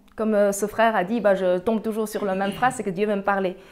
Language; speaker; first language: French; early bilingual, other home language; Chinese